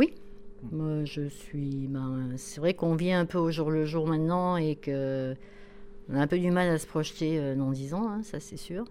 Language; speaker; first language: French; native; French